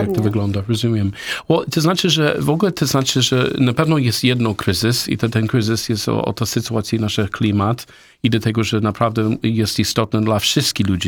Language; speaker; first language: Polish; non-native, learner; English